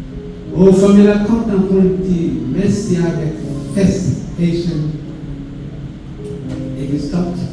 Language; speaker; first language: French; non-native, local second language; Haitian Creole